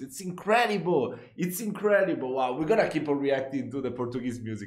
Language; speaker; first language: English; non-native, fluent; Italian